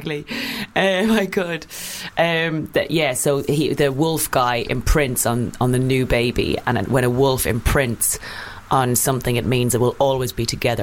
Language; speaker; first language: English; native; English